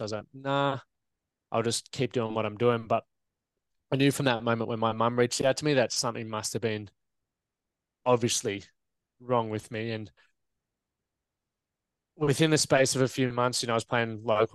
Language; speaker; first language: English; native; English